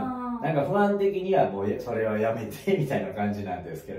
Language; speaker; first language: Japanese; native; Japanese